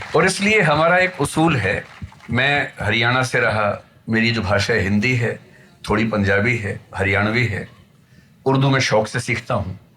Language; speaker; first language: Hindi; native; Hindi